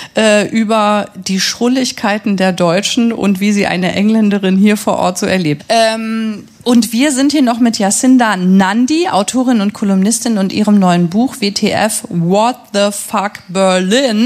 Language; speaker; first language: German; native; German